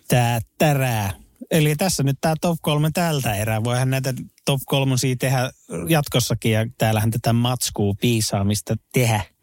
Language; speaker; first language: Finnish; native; Finnish